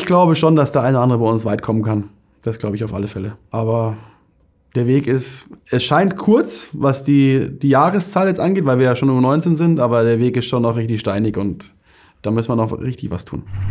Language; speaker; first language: German; native; German